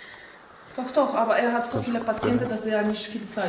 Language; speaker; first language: German; non-native, fluent; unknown